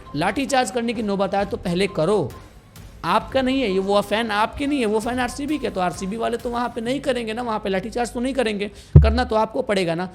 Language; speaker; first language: Hindi; native; Hindi